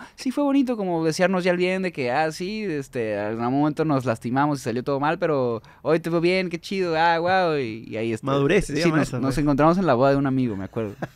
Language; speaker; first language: Spanish; native; Spanish